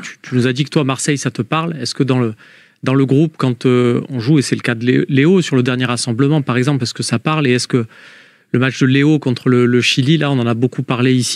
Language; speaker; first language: French; native; French